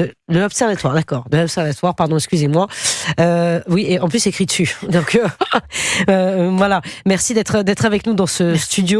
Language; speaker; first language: French; native; French